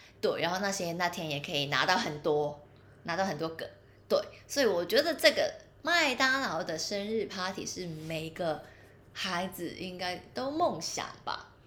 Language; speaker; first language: Chinese; non-native, local second language; Cantonese